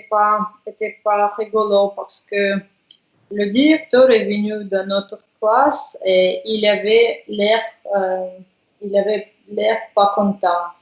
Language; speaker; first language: French; non-native, learner; Russian